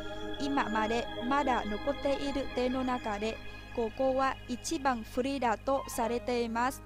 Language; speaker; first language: Japanese; non-native, learner; Vietnamese